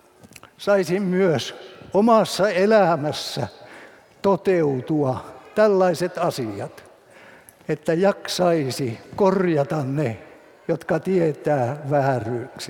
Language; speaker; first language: Finnish; native; Finnish